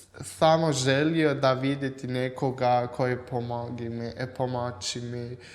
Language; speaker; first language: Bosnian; non-native, learner; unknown